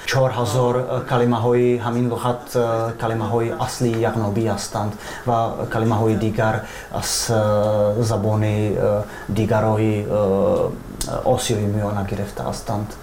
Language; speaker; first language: Persian; non-native, fluent; Czech